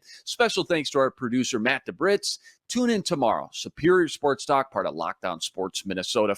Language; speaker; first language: English; native; English